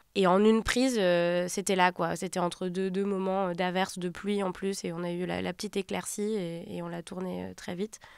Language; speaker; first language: French; native; French